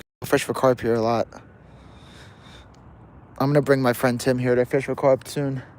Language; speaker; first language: English; native; English